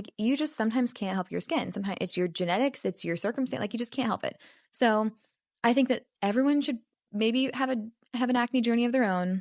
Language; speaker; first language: English; native; English